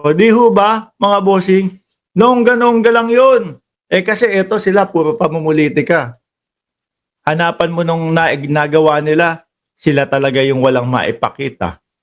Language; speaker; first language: Filipino; native; Filipino